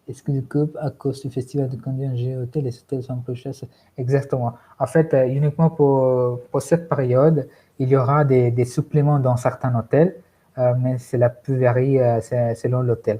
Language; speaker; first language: French; non-native, fluent; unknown